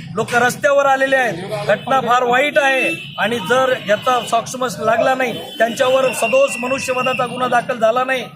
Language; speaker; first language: Marathi; non-native, local second language; Lambadi